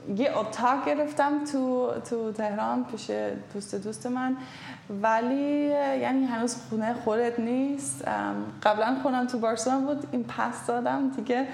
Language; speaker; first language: Persian; non-native, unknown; German